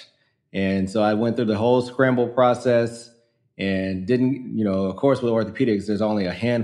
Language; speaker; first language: English; native; English